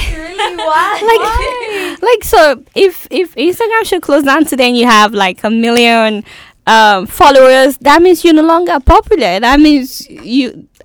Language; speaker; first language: English; non-native, local second language; Yoruba